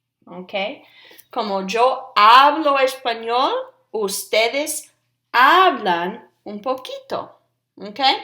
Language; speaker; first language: Spanish; non-native, fluent; English